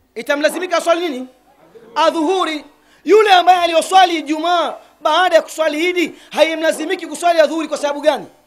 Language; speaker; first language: Swahili; native; Swahili